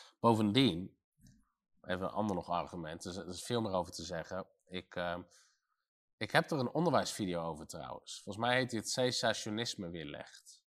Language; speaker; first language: Dutch; native; Dutch